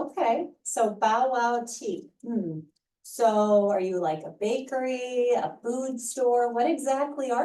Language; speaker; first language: English; native; English